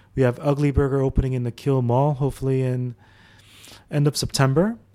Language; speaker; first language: English; early bilingual, other home language; Arabic